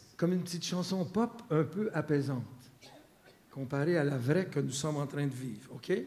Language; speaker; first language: French; native; French